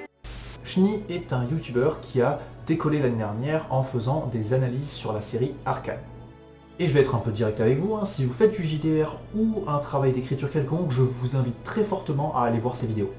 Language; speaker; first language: French; native; French